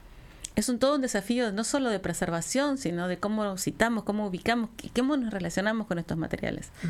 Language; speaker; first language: Spanish; native; Spanish